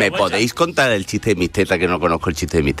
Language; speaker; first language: Spanish; native; Spanish